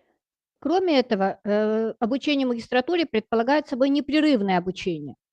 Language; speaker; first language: Russian; native; Russian